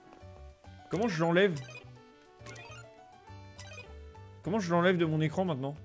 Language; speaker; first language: French; native; French